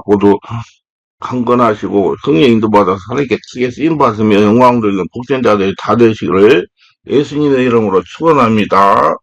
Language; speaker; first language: Korean; native; Korean